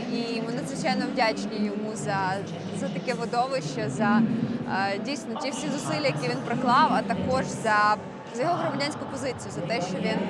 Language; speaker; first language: Ukrainian; native; Ukrainian